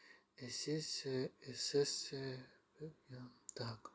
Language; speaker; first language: Greek; non-native, learner; Ukrainian